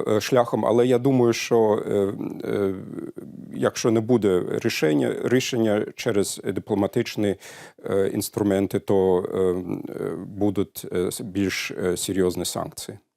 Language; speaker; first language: Ukrainian; non-native, fluent; German